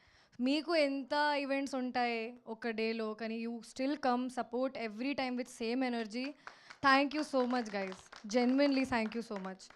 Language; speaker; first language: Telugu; non-native, local second language; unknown